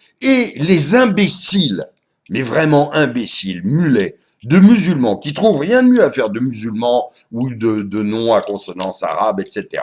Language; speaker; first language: French; native; French